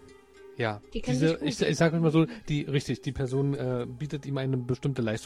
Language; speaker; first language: German; native; German